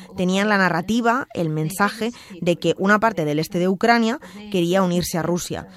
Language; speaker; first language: Spanish; non-native, fluent; Russian